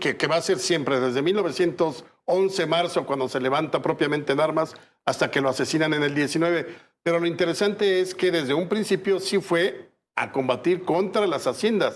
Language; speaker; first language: Spanish; native; Spanish